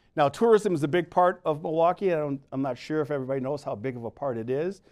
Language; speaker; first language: English; native; English